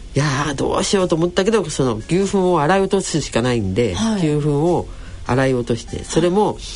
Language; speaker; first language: Japanese; native; Japanese